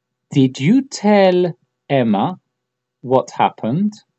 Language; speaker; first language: English; native; English